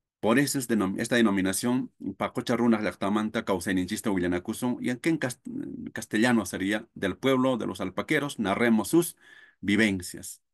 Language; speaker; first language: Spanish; non-native, local second language; Quechua